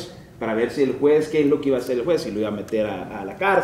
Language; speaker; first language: Spanish; native; Spanish